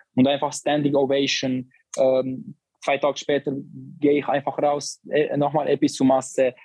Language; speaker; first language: German; non-native, learner; Albanian